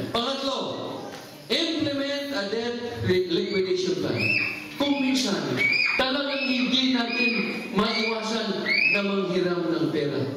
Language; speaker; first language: Filipino; non-native, local second language; Cebuano